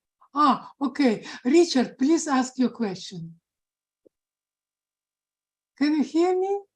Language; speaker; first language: English; non-native, fluent; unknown